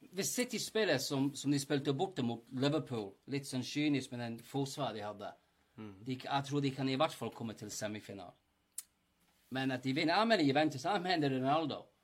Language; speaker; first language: Norwegian; non-native, fluent; English